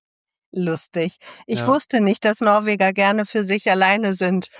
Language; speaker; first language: German; native; German